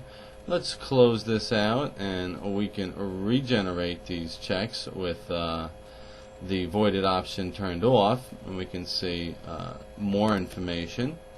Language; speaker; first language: English; native; English